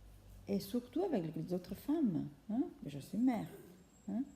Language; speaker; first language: French; non-native, fluent; Italian